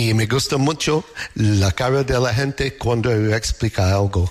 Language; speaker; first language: Spanish; non-native, learner; English